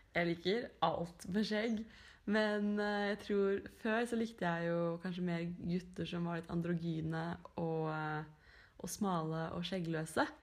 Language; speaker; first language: Norwegian; native; Norwegian